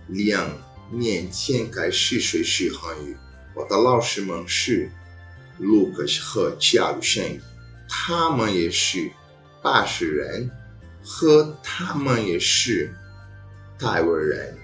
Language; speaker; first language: Chinese; non-native, learner; Portuguese